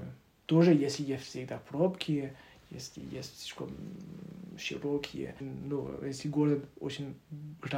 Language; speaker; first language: Russian; non-native, learner; French